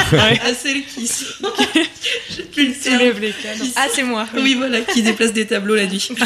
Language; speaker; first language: French; native; French